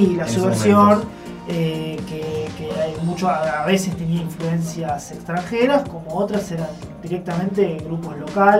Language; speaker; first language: Spanish; native; Spanish